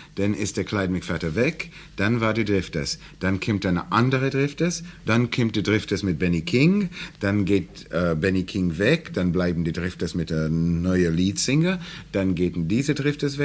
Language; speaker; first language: German; non-native, learner; English